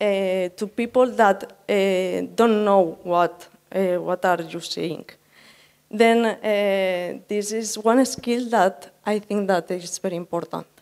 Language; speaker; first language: English; non-native, learner; Spanish